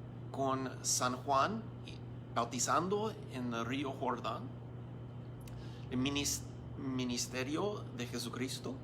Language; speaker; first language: Spanish; non-native, learner; English